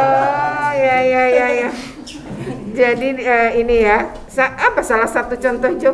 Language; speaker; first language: Indonesian; native; Indonesian